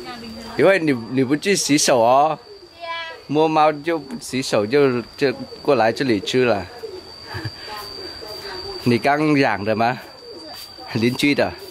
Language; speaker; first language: Chinese; non-native, learner; Vietnamese